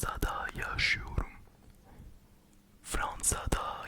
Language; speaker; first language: Turkish; early bilingual, heritage; Turkish